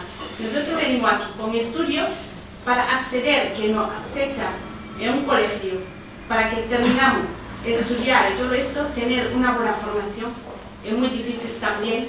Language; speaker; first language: Spanish; non-native, learner; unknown